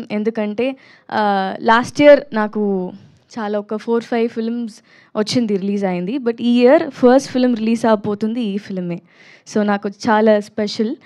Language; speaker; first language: Telugu; non-native, learner; Tamil